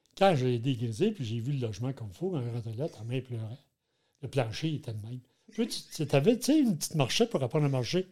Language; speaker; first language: French; native; French